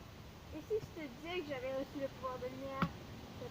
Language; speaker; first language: French; native; French